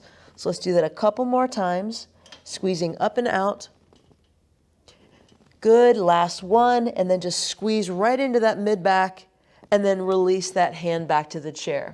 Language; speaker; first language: English; native; English